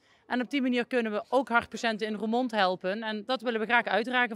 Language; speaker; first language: Dutch; native; Dutch